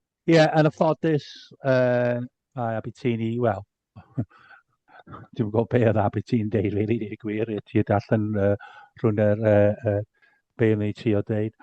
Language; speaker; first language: Welsh; non-native, fluent; English